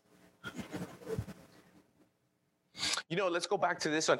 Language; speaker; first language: English; early bilingual, other home language; Spanish